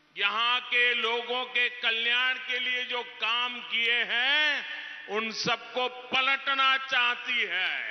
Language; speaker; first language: Hindi; non-native, local second language; Gujarati